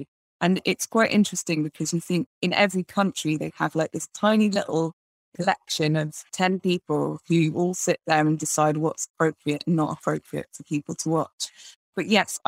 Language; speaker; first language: English; native; English